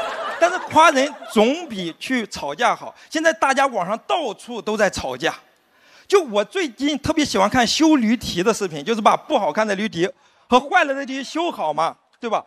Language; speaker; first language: Chinese; native; Chinese